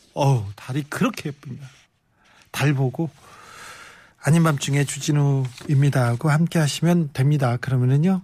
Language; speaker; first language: Korean; native; Korean